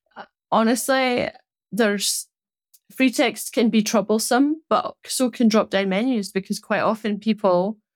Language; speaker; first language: English; native; English